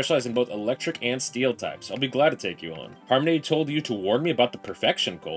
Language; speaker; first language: English; native; English